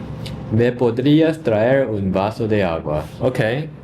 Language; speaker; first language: Spanish; non-native, learner; English